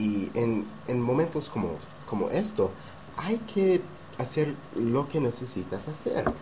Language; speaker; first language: Spanish; non-native, learner; English